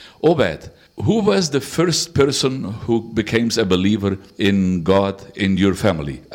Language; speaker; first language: English; non-native, learner; Portuguese